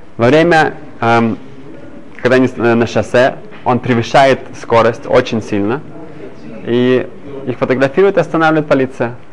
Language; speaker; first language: Russian; early bilingual, heritage; Hebrew